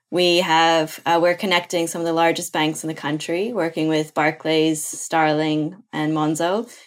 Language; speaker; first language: English; non-native, fluent; Portuguese